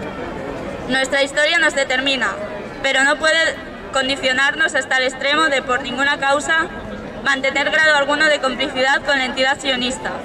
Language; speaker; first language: Spanish; native; Spanish